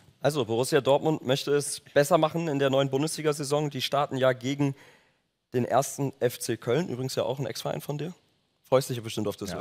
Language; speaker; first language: German; native; German